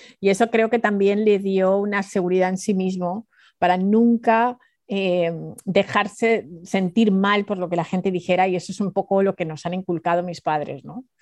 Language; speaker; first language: Spanish; early bilingual, other home language; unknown